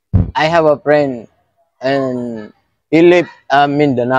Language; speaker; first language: English; non-native, learner; Filipino